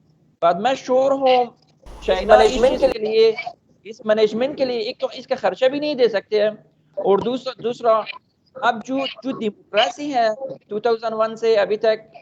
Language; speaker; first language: Hindi; non-native, fluent; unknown